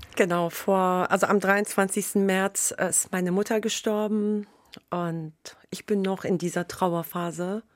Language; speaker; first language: German; non-native, fluent; Persian